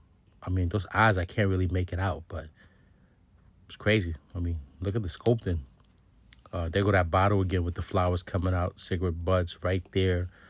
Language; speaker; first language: English; native; English